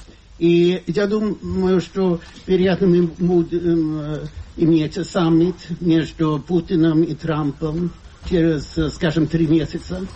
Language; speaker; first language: Russian; non-native, fluent; Swedish